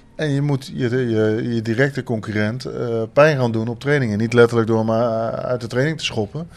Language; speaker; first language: Dutch; native; Dutch